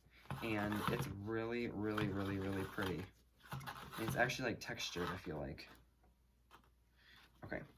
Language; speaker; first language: English; native; English